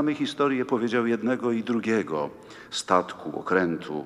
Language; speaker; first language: Polish; native; Polish